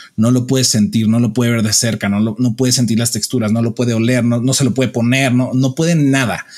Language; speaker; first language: Spanish; native; Spanish